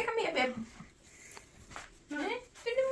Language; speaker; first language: English; non-native, learner; Thai